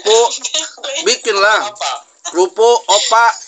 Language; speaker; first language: Indonesian; native; Indonesian